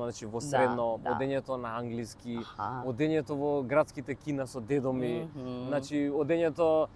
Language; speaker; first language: Macedonian; native; Macedonian